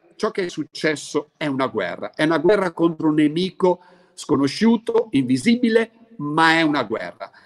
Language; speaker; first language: Italian; native; Italian